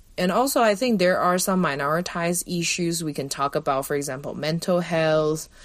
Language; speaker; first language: English; non-native, fluent; Chinese